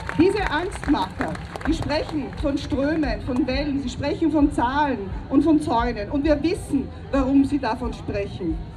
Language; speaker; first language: German; native; German